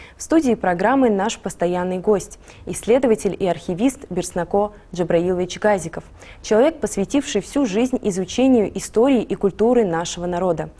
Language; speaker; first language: Russian; non-native, local second language; Ingush